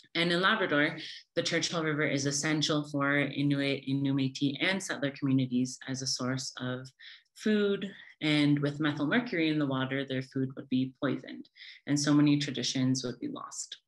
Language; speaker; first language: English; native; English